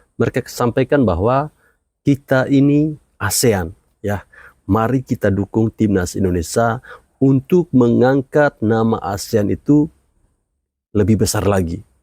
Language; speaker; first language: Indonesian; native; Indonesian